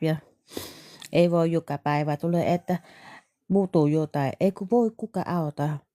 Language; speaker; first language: Finnish; non-native, learner; Vietnamese